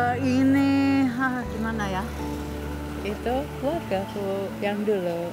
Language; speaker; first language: Indonesian; non-native, fluent; English